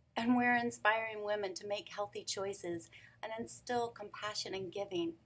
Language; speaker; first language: English; native; English